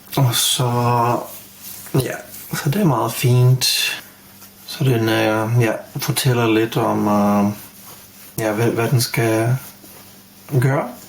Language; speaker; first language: Danish; non-native, fluent; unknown